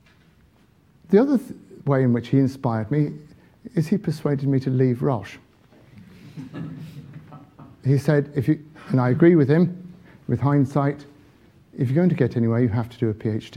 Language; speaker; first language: English; native; English